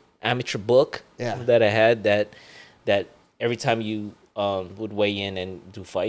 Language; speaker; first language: English; early bilingual, other home language; Iloko